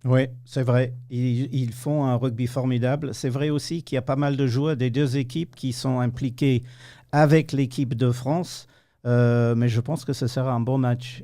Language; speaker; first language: French; non-native, fluent; English